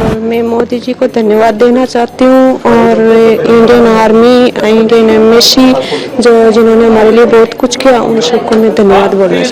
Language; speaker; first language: Hindi; native; Hindi